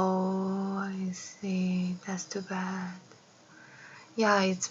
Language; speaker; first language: English; non-native, fluent; Korean